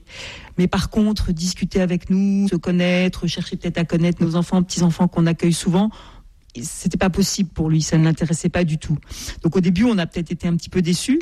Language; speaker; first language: French; native; French